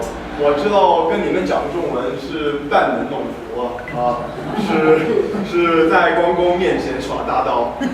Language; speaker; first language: Chinese; non-native, fluent; English